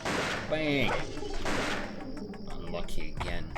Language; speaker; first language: English; non-native, fluent; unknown